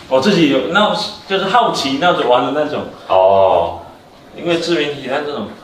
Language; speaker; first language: Chinese; native; Chinese